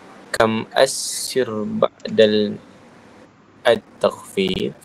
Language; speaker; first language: Arabic; non-native, learner; Malay